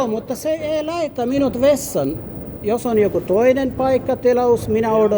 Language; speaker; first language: Finnish; non-native, learner; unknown